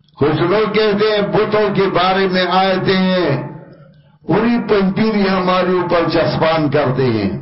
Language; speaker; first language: Urdu; non-native, local second language; Pashto